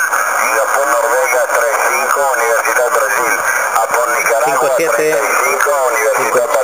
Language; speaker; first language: Spanish; non-native, fluent; Italian